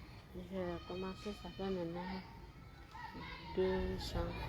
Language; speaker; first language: French; non-native, local second language; Fula